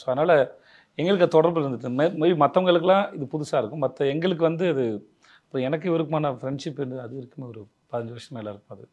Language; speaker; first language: Tamil; native; Tamil